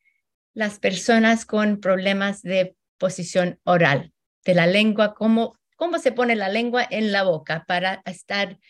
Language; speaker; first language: Spanish; early bilingual, heritage; Spanish